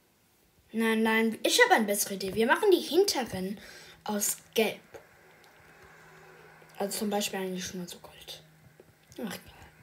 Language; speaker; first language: German; early bilingual, other home language; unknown